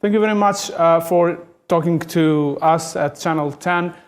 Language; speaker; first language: English; non-native, fluent; Albanian